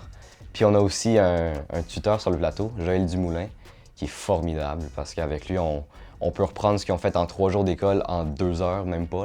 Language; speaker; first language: French; native; French